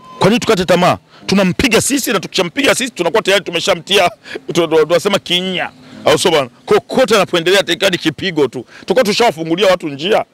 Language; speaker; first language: Swahili; native; Swahili